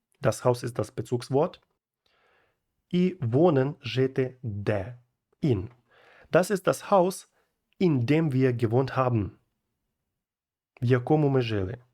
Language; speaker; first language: German; non-native, fluent; Ukrainian